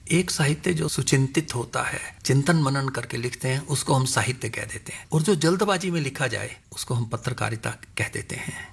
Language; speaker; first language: Hindi; non-native, local second language; Punjabi